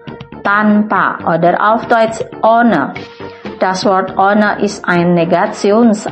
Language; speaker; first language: German; non-native, fluent; Indonesian